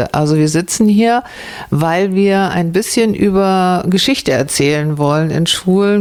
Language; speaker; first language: German; native; German